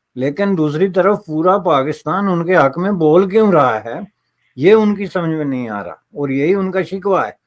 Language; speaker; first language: Urdu; non-native, local second language; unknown